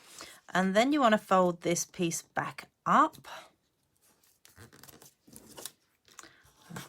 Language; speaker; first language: English; native; English